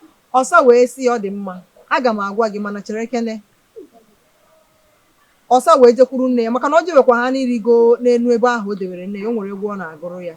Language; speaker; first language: Igbo; native; Igbo